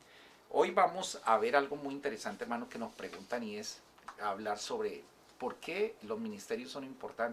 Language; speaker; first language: Spanish; native; Spanish